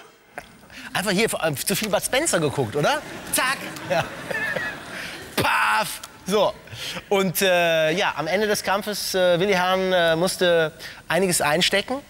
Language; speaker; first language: German; native; German